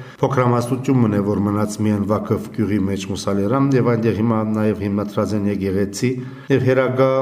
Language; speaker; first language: Armenian; early bilingual, heritage; Armenian